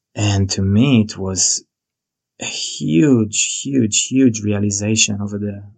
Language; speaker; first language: English; non-native, fluent; Hebrew